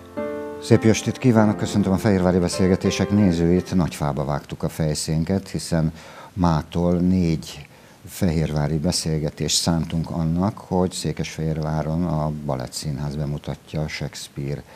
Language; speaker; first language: Hungarian; native; Hungarian